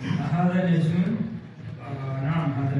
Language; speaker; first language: Arabic; non-native, learner; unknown